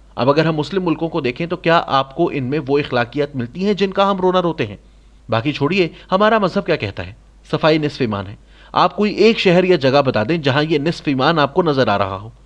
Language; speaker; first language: Urdu; non-native, local second language; Saraiki